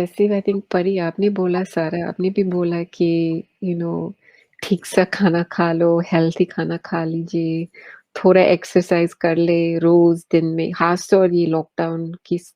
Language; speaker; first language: Hindi; early bilingual, heritage; Hindi